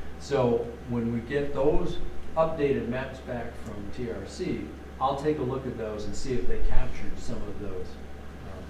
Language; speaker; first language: English; native; English